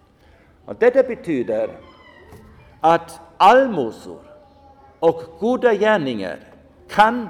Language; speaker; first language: Swedish; non-native, fluent; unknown